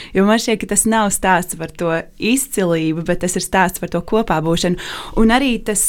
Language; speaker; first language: Latvian; native; Latvian